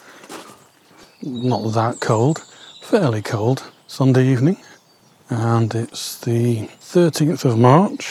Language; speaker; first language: English; native; English